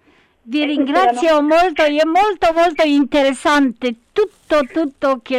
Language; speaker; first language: Italian; non-native, learner; Romanian